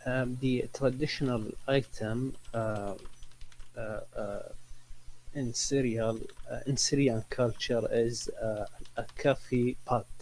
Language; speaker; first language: English; non-native, learner; Arabic